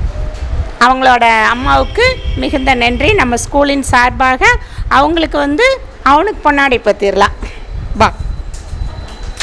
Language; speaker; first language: Tamil; native; Tamil